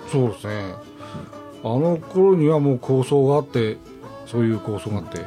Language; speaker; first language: Japanese; native; Japanese